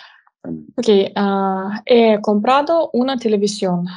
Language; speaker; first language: Spanish; non-native, learner; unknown